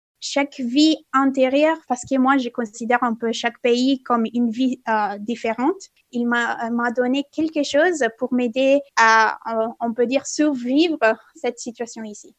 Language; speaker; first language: French; non-native, fluent; Italian